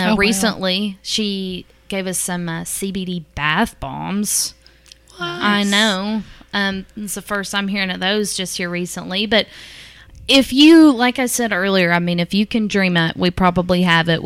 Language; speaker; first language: English; native; English